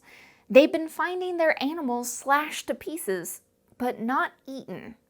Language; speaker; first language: English; native; English